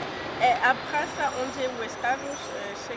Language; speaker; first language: Portuguese; non-native, learner; French